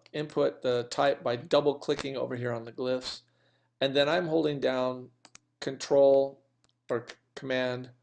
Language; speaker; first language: English; native; English